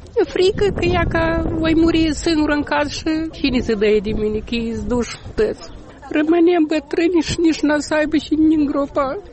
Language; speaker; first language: Romanian; native; Romanian